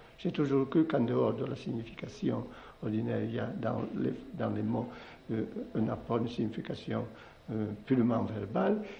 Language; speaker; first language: French; non-native, local second language; Occitan